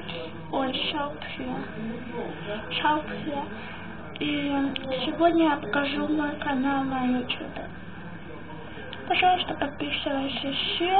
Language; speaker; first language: Russian; early bilingual, heritage; Russian